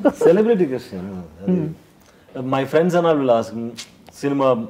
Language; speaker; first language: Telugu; non-native, learner; Tamil